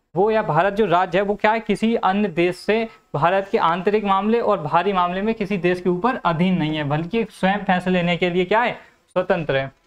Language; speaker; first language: Hindi; native; Hindi